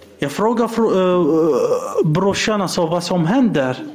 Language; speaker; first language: Swedish; non-native, learner; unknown